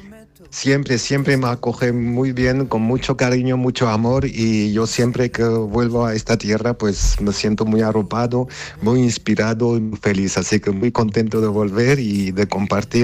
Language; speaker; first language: Spanish; non-native, fluent; Armenian